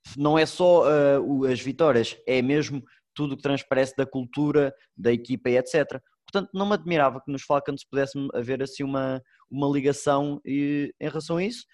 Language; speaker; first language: Portuguese; native; Portuguese